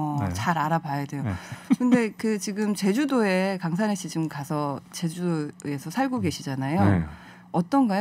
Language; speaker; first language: Korean; native; Korean